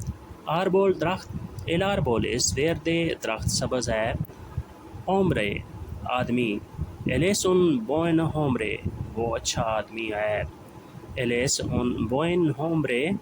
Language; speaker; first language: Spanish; non-native, learner; Urdu